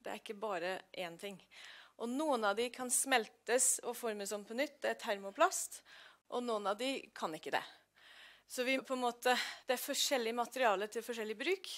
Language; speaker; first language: Norwegian; non-native, fluent; English